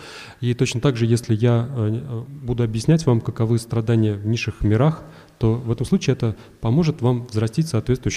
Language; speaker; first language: Russian; native; Russian